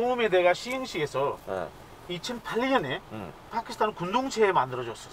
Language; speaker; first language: Korean; non-native, fluent; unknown